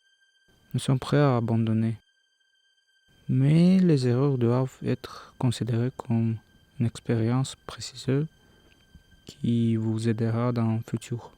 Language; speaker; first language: French; non-native, learner; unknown